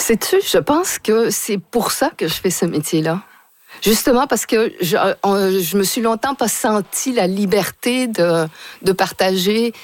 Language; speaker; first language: French; native; French